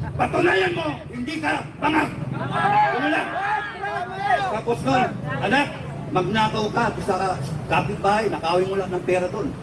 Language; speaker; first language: Filipino; native; Filipino